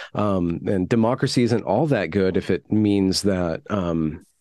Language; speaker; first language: English; native; English